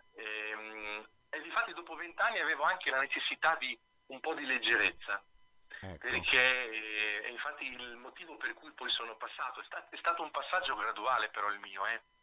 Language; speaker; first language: Italian; native; Italian